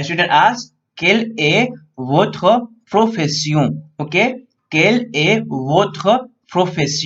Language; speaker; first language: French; non-native, learner; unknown